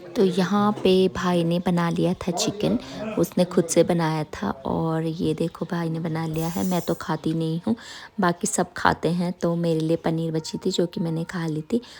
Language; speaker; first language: Hindi; native; Hindi